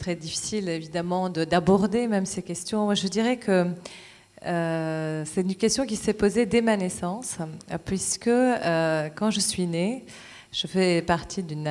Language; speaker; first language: French; non-native, local second language; Arabic